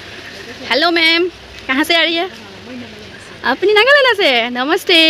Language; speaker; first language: Hindi; non-native, local second language; Assamese